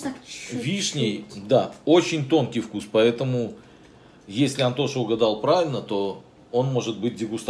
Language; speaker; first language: Russian; native; Russian